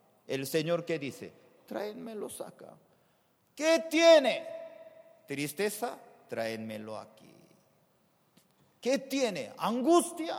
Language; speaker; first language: Spanish; non-native, fluent; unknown